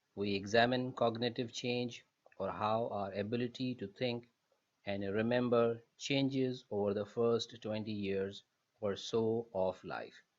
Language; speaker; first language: English; non-native, local second language; Urdu